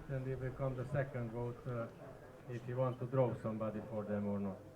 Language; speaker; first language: English; non-native, learner; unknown